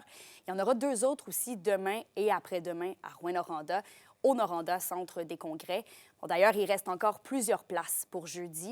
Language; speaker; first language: French; native; French